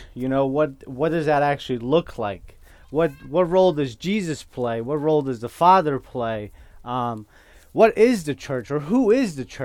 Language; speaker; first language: English; non-native, fluent; Kurdish